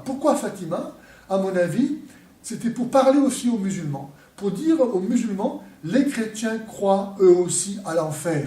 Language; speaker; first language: French; native; French